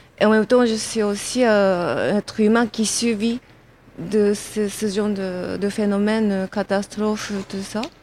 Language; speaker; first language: French; non-native, fluent; Japanese